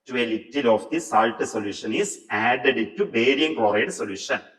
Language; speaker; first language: English; non-native, local second language; Malayalam